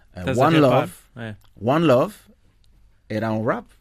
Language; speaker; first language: Portuguese; non-native, fluent; French